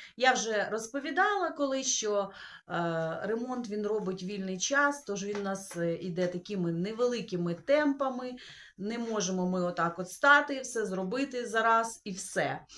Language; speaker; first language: Ukrainian; non-native, local second language; Russian